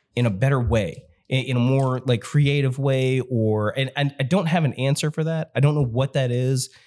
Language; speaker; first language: English; native; English